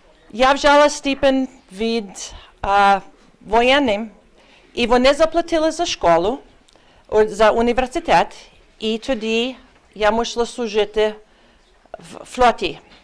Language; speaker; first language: Ukrainian; early bilingual, heritage; Ukrainian